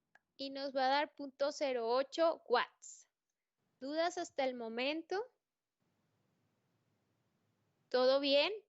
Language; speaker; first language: Spanish; native; Spanish